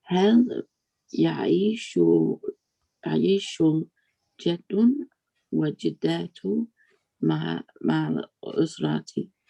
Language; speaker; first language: Arabic; non-native, learner; English